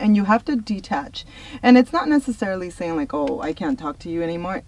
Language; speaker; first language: English; early bilingual, other home language; Spanish